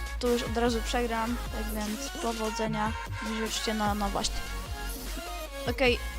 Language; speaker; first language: Polish; native; Polish